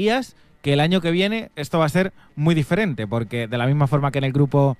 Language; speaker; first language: Spanish; native; Spanish